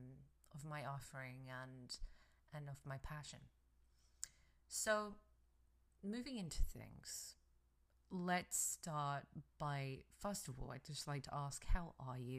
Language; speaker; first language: English; native; English